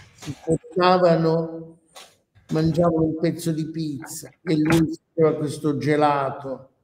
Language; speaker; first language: Italian; early bilingual, heritage; Arabic